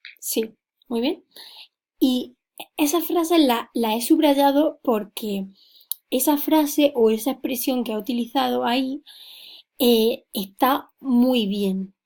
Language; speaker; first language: Spanish; native; Spanish